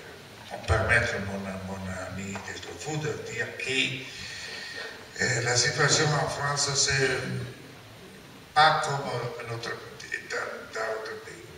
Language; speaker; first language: French; non-native, learner; Italian